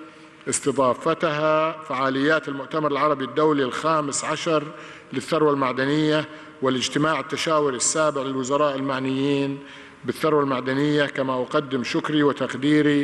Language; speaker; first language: Arabic; native; Arabic